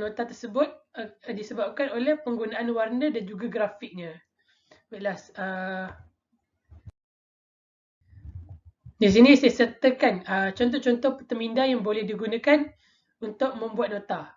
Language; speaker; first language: Malay; native; Malay